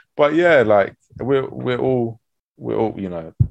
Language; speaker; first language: English; native; English